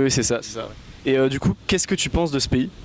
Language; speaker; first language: French; native; French